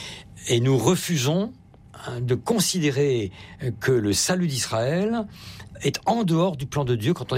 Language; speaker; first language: French; native; French